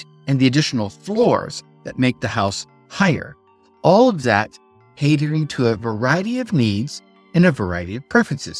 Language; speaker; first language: English; native; English